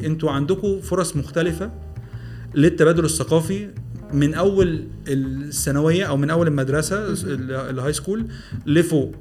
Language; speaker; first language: Arabic; native; Arabic